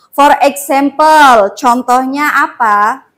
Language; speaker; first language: English; non-native, learner; Indonesian